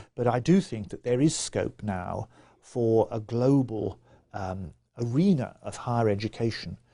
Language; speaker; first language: English; native; English